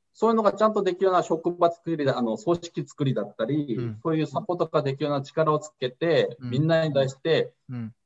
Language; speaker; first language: Japanese; early bilingual, other home language; Korean